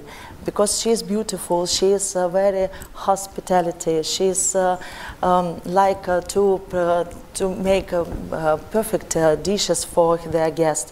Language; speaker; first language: English; non-native, learner; Ukrainian